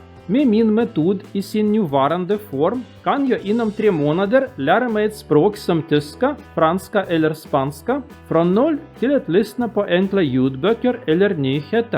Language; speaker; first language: Swedish; non-native, learner; Russian